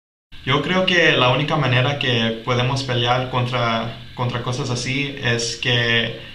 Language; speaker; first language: Spanish; early bilingual, heritage; Spanish